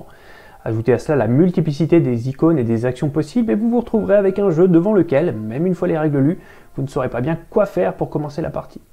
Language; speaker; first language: French; native; French